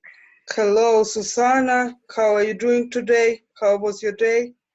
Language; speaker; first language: English; non-native, fluent; Russian